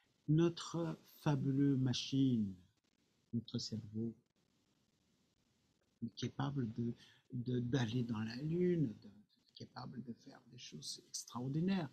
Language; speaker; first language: French; non-native, fluent; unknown